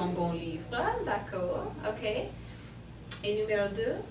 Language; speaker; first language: French; non-native, fluent; English